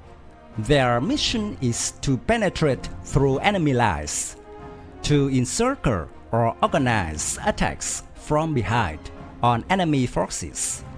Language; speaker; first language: English; non-native, fluent; Vietnamese